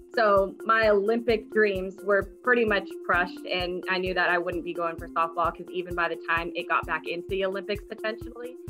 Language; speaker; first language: English; native; English